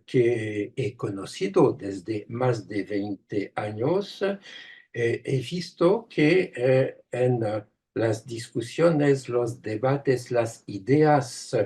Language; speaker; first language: Spanish; non-native, fluent; French